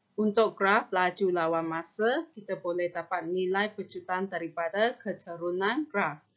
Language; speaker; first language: Malay; non-native, local second language; Chinese